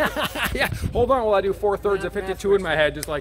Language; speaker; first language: English; native; English